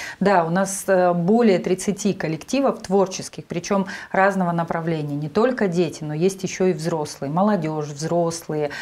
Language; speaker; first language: Russian; native; Russian